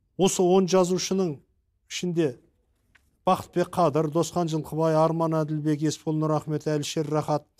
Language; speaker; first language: Kazakh; native; Kazakh